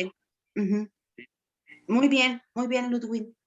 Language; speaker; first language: Spanish; native; Spanish